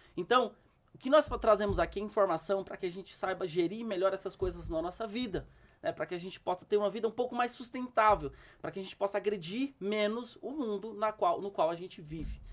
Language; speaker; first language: Portuguese; native; Portuguese